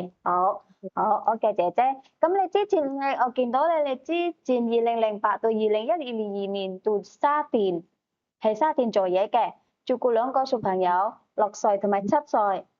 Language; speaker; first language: Cantonese; native; Cantonese